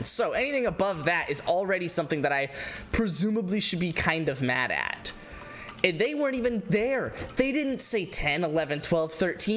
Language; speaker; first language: English; native; English